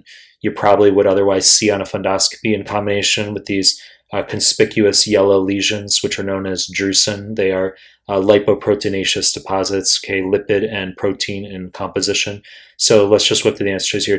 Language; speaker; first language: English; native; English